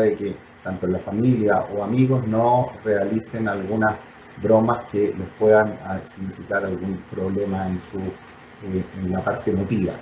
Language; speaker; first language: Spanish; native; Spanish